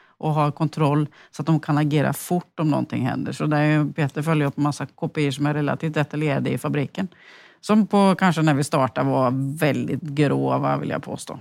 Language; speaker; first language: Swedish; native; Swedish